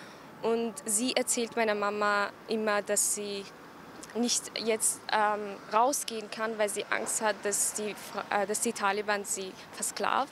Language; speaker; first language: German; early bilingual, other home language; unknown